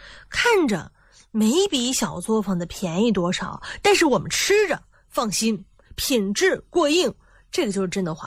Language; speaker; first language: Chinese; native; Chinese